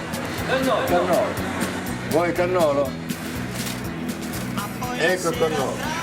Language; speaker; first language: Italian; native; Italian